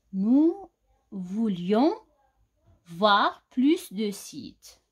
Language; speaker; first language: French; non-native, local second language; Arabic